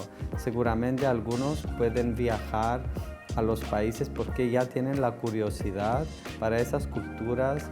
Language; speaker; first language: Spanish; non-native, fluent; Greek